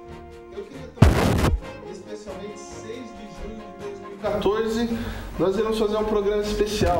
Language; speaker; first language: Portuguese; native; Portuguese